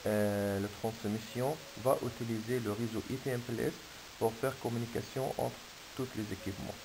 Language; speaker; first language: French; non-native, fluent; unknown